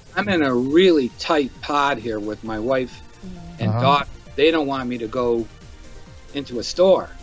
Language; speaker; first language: English; native; English